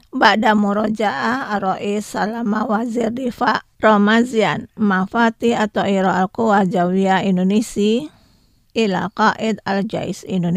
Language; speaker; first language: Arabic; non-native, fluent; Indonesian